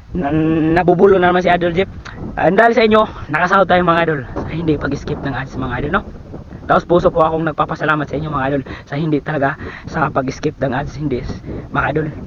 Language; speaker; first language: Filipino; non-native, local second language; Cebuano